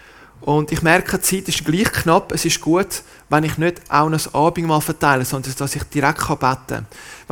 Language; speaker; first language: German; native; German